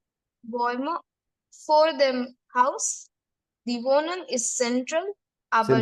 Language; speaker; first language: German; non-native, learner; Hindi